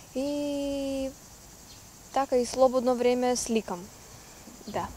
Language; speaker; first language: Macedonian; non-native, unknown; Ukrainian